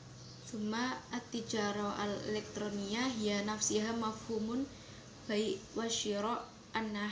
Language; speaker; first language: Arabic; non-native, learner; Indonesian